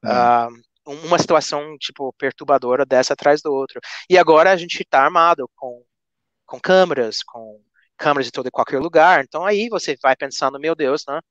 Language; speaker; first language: Portuguese; non-native, fluent; English